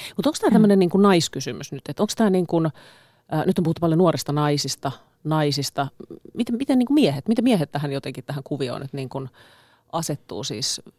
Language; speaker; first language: Finnish; native; Finnish